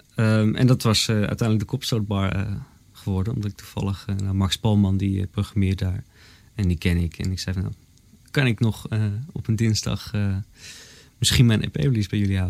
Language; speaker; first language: Dutch; native; Dutch